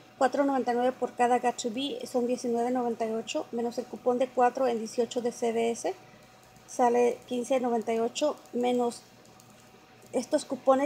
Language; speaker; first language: Spanish; native; Spanish